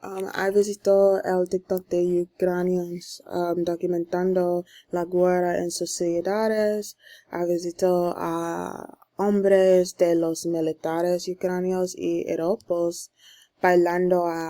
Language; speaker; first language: Spanish; non-native, learner; English